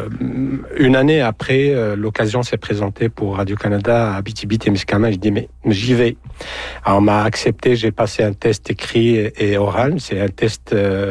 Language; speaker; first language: French; non-native, local second language; Arabic